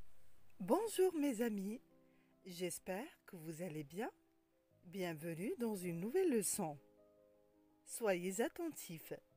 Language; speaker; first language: French; non-native, local second language; Arabic